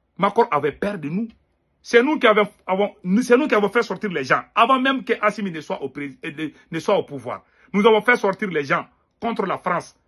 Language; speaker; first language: French; non-native, local second language; Bambara